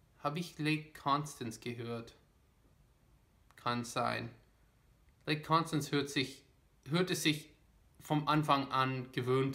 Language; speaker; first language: German; non-native, fluent; English